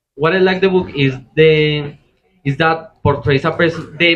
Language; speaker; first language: English; non-native, learner; Spanish